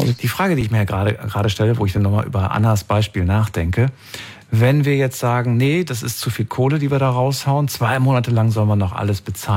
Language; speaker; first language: German; native; German